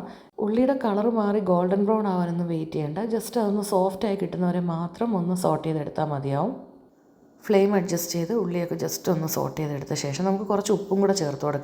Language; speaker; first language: Malayalam; native; Malayalam